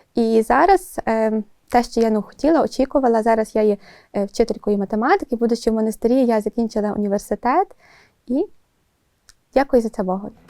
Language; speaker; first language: Ukrainian; native; Ukrainian